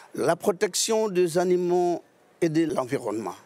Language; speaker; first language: French; non-native, local second language; Lingala